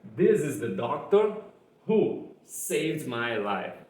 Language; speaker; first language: English; non-native, fluent; Portuguese